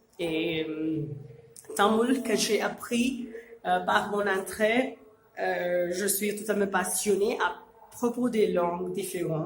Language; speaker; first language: French; non-native, fluent; Urdu